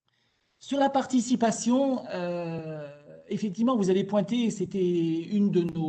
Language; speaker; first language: French; native; French